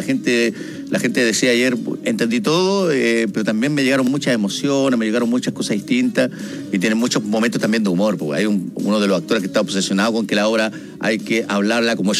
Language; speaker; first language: Spanish; native; Spanish